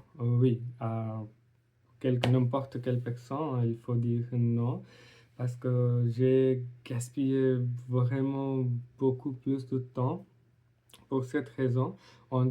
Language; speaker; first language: French; non-native, learner; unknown